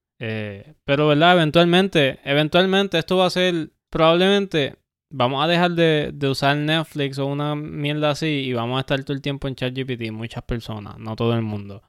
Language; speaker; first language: Spanish; native; Spanish